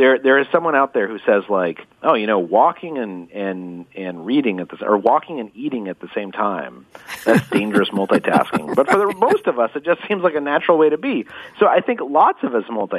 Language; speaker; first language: English; native; English